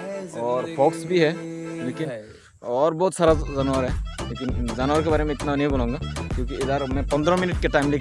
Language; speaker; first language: Hindi; non-native, local second language; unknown